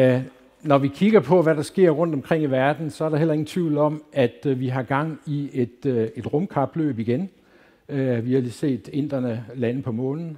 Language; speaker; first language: Danish; native; Danish